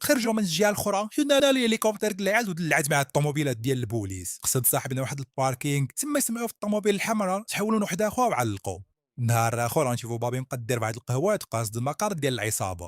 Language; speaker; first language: Arabic; native; Arabic